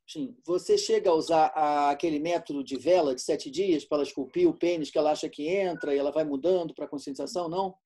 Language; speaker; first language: Portuguese; native; Portuguese